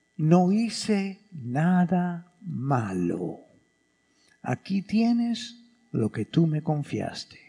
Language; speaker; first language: Spanish; early bilingual, heritage; English